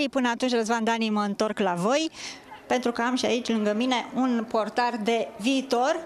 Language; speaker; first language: Romanian; native; Romanian